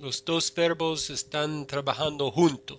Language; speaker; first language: Spanish; non-native, fluent; English